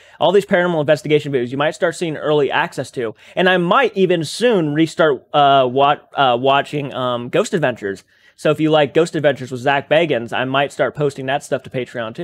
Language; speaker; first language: English; native; English